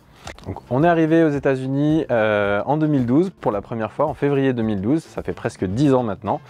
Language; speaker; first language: French; native; French